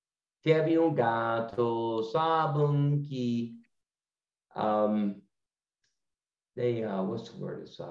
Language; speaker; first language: Portuguese; non-native, learner; English